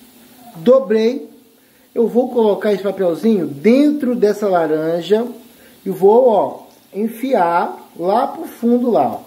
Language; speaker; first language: Portuguese; native; Portuguese